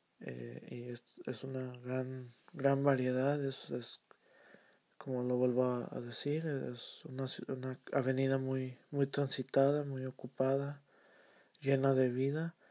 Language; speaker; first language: Spanish; early bilingual, heritage; Spanish